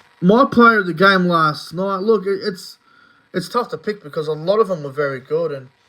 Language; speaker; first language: English; native; English